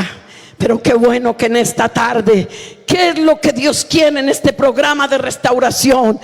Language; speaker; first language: Spanish; native; Spanish